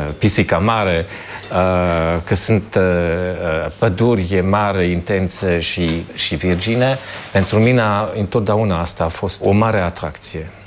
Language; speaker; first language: Romanian; non-native, fluent; German